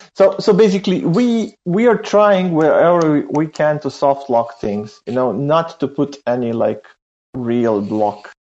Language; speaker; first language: English; non-native, fluent; Serbian